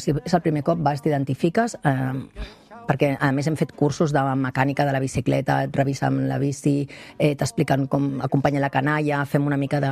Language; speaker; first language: Catalan; native; Catalan